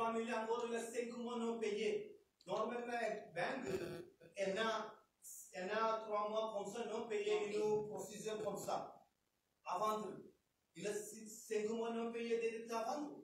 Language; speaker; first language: French; non-native, learner; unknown